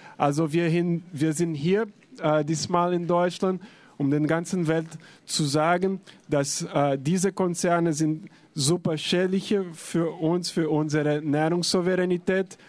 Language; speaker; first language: German; non-native, fluent; Portuguese